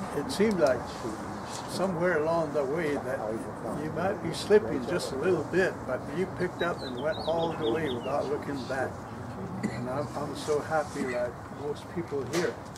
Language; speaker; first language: English; non-native, local second language; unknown